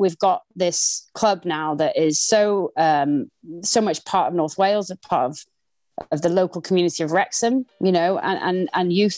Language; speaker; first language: English; native; English